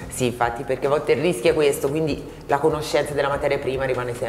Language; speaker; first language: Italian; native; Italian